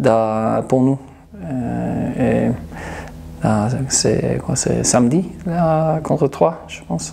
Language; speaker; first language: French; non-native, learner; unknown